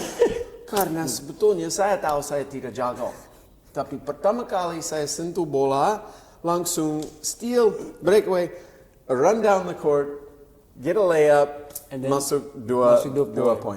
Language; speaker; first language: Indonesian; non-native, fluent; English